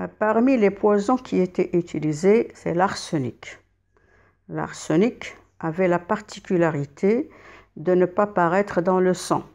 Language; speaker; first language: French; non-native, local second language; Arabic